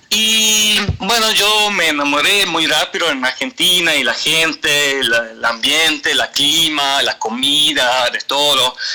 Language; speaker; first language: Spanish; non-native, fluent; Swedish